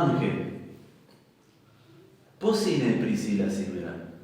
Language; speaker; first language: Greek; non-native, fluent; Spanish